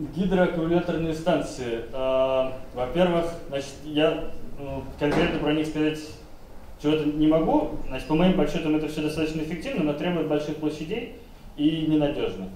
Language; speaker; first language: Russian; native; Russian